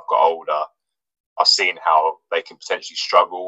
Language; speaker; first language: English; non-native, local second language; Russian